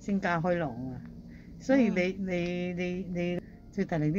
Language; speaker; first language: Cantonese; native; Cantonese